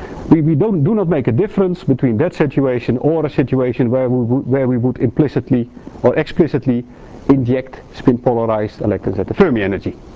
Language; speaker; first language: English; non-native, fluent; Dutch